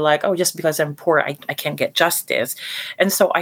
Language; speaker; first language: English; non-native, local second language; Cebuano